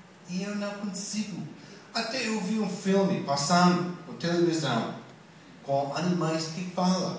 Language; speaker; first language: Portuguese; non-native, fluent; English